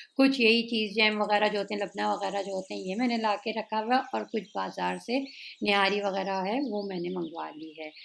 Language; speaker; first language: Urdu; native; Urdu